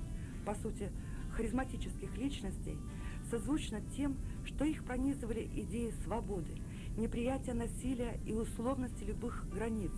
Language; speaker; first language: Russian; native; Russian